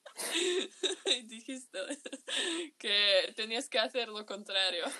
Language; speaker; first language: Spanish; non-native, fluent; Slovak